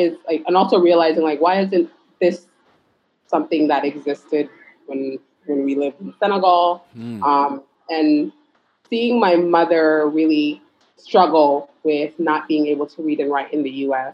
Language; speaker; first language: English; early bilingual, other home language; Fula